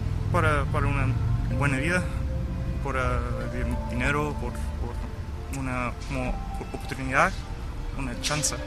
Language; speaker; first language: Spanish; early bilingual, heritage; English